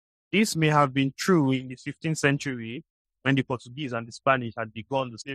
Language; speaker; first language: English; non-native, local second language; Igbo